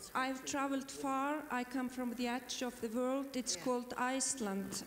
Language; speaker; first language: English; non-native, fluent; Icelandic